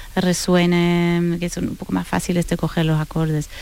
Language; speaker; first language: Spanish; non-native, fluent; German